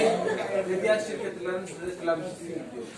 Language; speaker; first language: Turkish; non-native, fluent; Somali